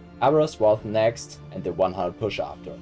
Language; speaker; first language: English; non-native, fluent; German